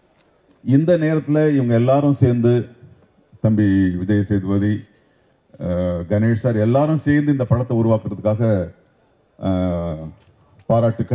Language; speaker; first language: Tamil; native; Tamil